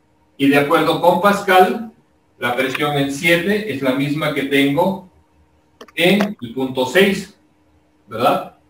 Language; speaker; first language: Spanish; native; Spanish